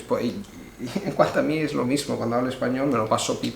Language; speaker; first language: Spanish; non-native, fluent; Italian